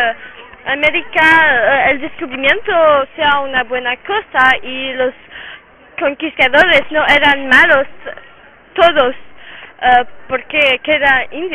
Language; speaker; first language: Spanish; non-native, learner; French